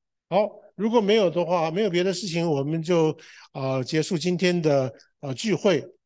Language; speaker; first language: Chinese; native; Chinese